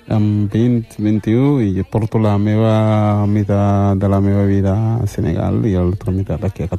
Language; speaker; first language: Catalan; non-native, fluent; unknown